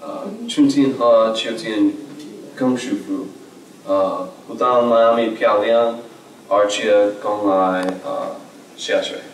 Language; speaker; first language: Chinese; non-native, learner; English